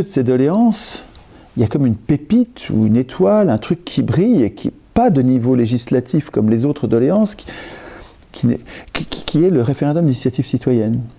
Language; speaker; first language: French; native; French